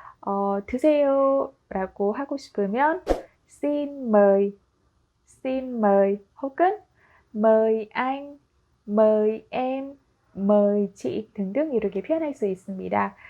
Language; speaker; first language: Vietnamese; non-native, fluent; Korean